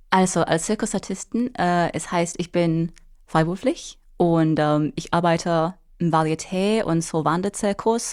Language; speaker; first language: German; non-native, fluent; English